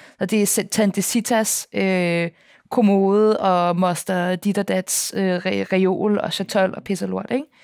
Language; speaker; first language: Danish; native; Danish